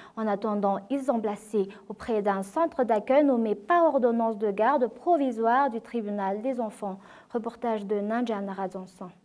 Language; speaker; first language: French; non-native, local second language; Malagasy